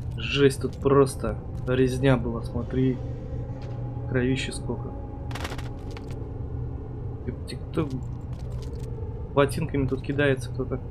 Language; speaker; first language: Russian; native; Russian